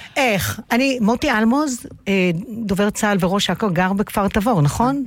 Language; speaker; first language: Hebrew; native; Hebrew